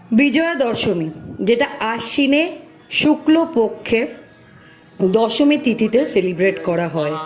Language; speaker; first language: Bangla; native; Bangla